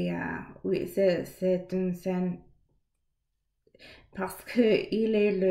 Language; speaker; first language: French; non-native, learner; English